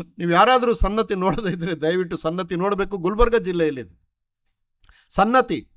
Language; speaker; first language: Kannada; non-native, local second language; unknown